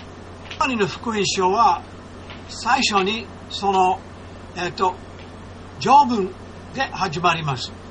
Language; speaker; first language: Japanese; non-native, fluent; English